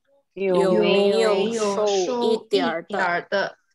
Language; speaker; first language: Chinese; non-native, learner; Indonesian